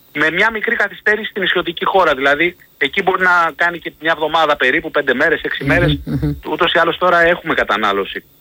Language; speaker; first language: Greek; native; Greek